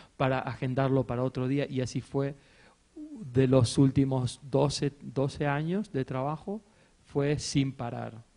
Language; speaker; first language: Spanish; native; Spanish